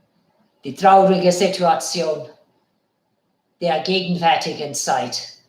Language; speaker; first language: German; non-native, fluent; Bangla